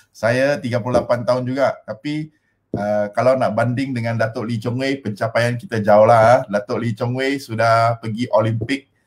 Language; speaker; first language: Malay; non-native, local second language; Min Nan Chinese